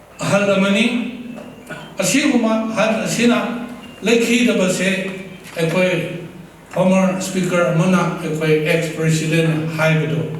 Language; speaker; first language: Manipuri; non-native, local second language; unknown